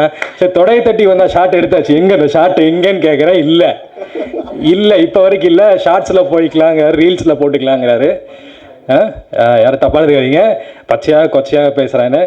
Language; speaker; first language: Tamil; native; Tamil